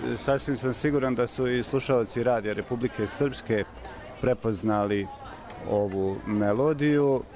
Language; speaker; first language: Serbian; native; Serbian